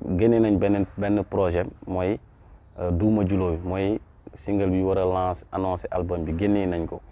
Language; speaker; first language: Wolof; non-native, local second language; Mandingo